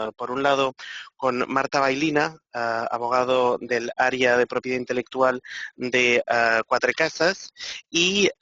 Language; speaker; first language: Spanish; native; Spanish